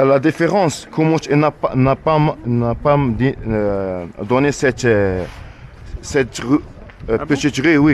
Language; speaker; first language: French; non-native, learner; Arabic